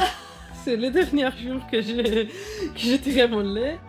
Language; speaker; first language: French; non-native, fluent; Spanish